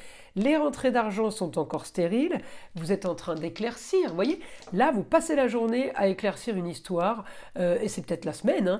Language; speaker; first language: French; native; French